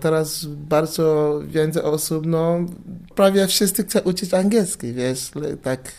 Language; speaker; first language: Polish; non-native, learner; English